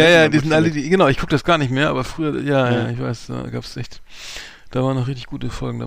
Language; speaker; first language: German; native; German